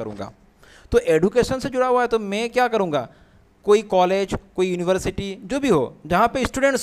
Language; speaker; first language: Hindi; non-native, local second language; Assamese